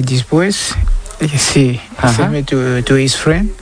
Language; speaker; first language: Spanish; non-native, learner; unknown